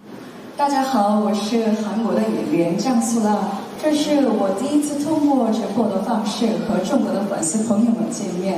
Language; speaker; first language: Chinese; non-native, learner; Korean